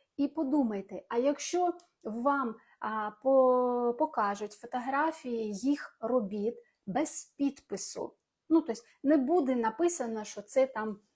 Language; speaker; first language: Ukrainian; non-native, local second language; Russian